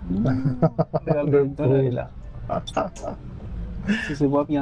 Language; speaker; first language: French; non-native, learner; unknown